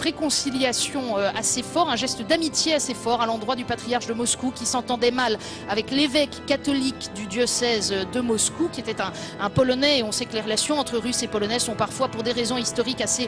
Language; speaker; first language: French; native; French